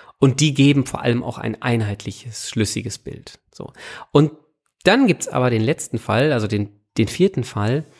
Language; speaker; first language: German; native; German